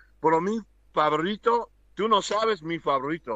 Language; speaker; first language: Spanish; non-native, learner; English